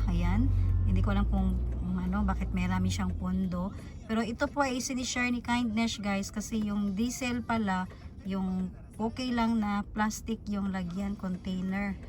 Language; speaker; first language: Filipino; non-native, local second language; Cebuano